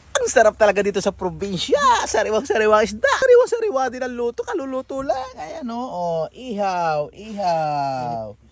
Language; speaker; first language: Filipino; native; Filipino